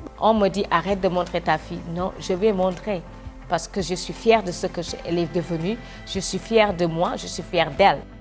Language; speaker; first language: French; non-native, local second language; Wolof